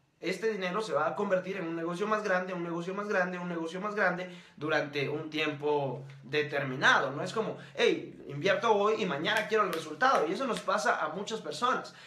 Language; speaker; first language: Spanish; native; Spanish